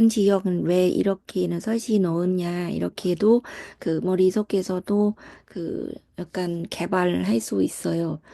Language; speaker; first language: Korean; non-native, learner; Thai